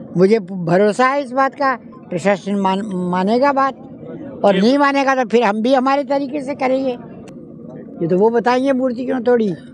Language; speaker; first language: Hindi; native; Hindi